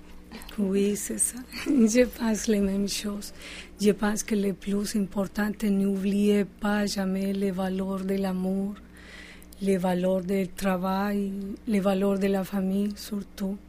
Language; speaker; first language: French; non-native, fluent; Spanish